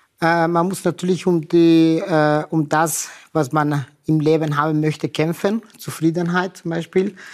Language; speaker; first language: German; non-native, fluent; Persian